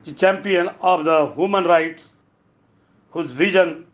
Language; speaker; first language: English; non-native, local second language; Hindi